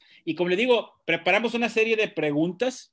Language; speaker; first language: Spanish; native; Spanish